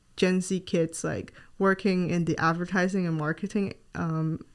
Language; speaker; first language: English; non-native, local second language; Cantonese